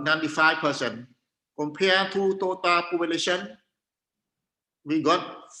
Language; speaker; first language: English; non-native, learner; Khmer